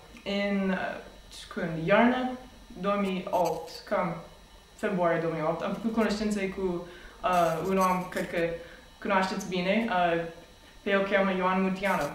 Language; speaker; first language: Romanian; non-native, fluent; English